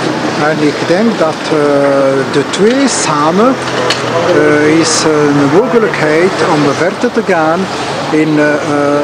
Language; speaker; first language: Dutch; non-native, local second language; French